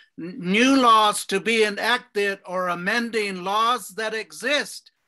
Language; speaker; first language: English; native; English